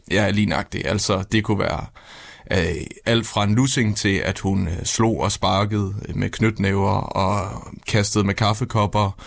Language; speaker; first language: Danish; native; Danish